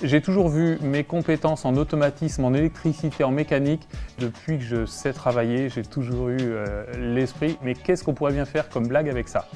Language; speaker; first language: French; native; French